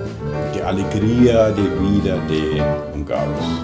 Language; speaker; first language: Spanish; non-native, learner; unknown